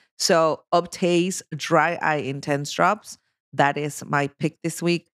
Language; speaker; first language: English; non-native, fluent; Spanish